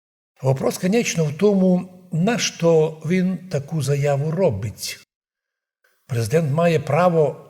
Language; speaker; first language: Ukrainian; non-native, local second language; Rusyn